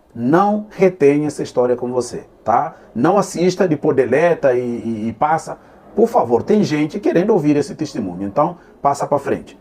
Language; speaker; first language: Portuguese; non-native, local second language; Upper Guinea Crioulo